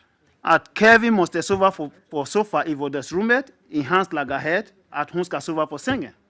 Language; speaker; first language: Swedish; non-native, fluent; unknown